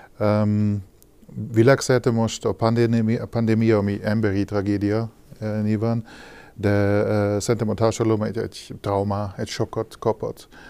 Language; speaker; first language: Hungarian; non-native, learner; German